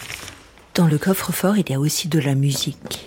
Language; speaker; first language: French; native; French